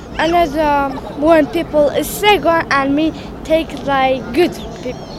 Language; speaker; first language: English; non-native, learner; Kurdish